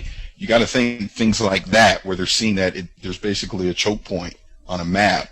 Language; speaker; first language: English; native; English